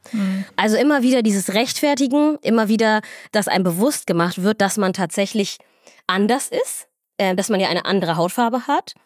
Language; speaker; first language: German; early bilingual, other home language; Somali